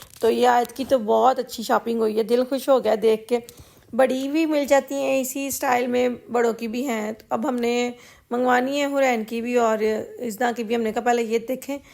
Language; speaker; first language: Urdu; non-native, local second language; Punjabi